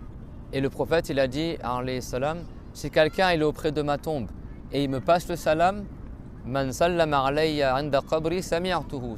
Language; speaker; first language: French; native; French